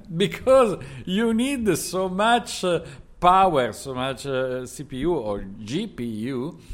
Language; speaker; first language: English; non-native, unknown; Italian